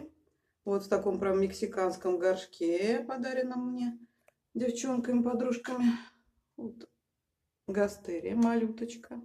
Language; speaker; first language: Russian; native; Russian